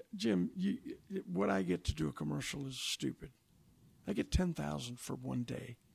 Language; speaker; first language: English; native; English